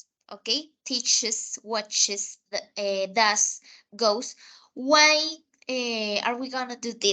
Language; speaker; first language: English; non-native, fluent; Spanish